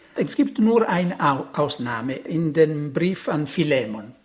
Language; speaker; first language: German; non-native, fluent; Italian